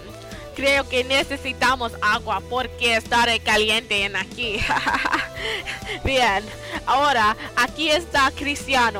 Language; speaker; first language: Spanish; non-native, learner; English